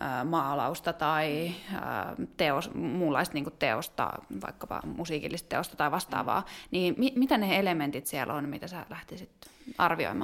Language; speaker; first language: Finnish; native; Finnish